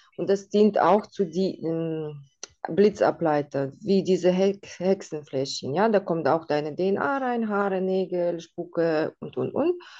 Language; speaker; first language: German; non-native, fluent; Russian